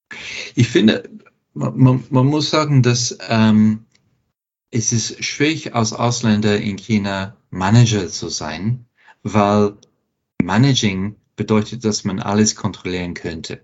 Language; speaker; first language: German; non-native, fluent; English